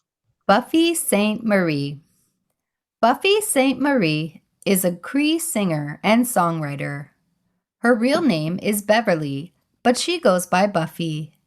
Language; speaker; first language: English; non-native, learner; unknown